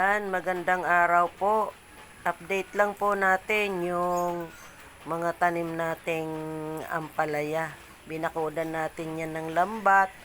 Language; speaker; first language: Filipino; non-native, local second language; Bikol